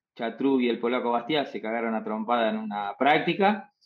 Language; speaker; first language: Spanish; native; Spanish